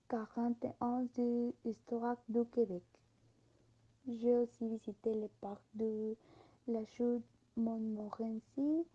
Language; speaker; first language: French; non-native, learner; Spanish